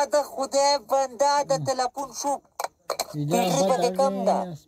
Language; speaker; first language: Arabic; non-native, learner; Pashto